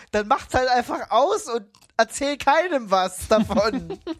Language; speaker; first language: German; native; German